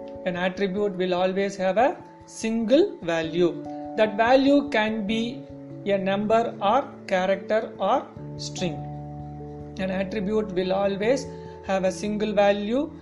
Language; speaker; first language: English; non-native, local second language; Tamil